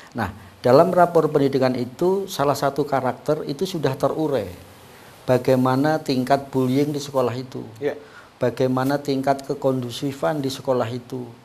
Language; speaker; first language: Indonesian; non-native, local second language; Javanese